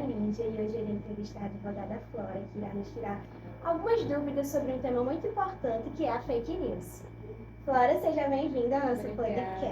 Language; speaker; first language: Portuguese; native; Portuguese